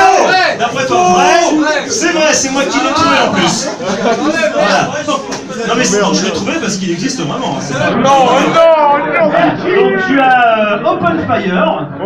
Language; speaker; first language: French; native; French